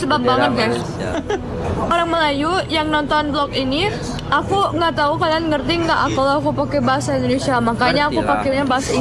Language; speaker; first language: Indonesian; non-native, fluent; German